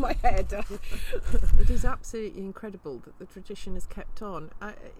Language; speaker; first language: English; native; English